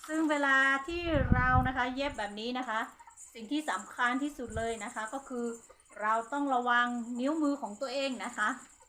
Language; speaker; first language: Thai; non-native, local second language; Hmong